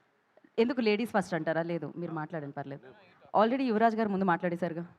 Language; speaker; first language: Telugu; native; Telugu